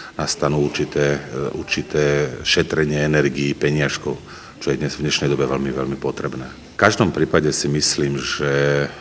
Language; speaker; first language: Slovak; native; Slovak